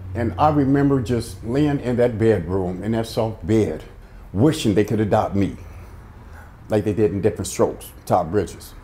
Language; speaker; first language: English; native; English